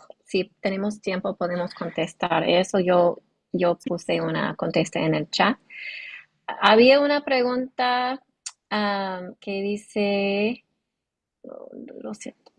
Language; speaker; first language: Spanish; non-native, learner; English